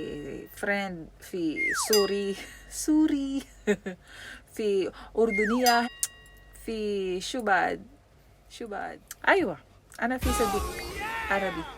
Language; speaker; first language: Arabic; non-native, learner; Filipino